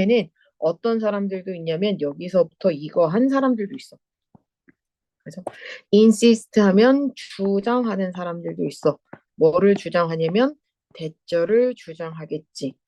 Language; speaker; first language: Korean; native; Korean